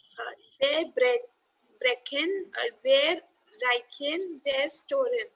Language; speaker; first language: German; non-native, learner; Hindi